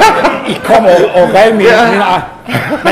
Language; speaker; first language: Danish; non-native, fluent; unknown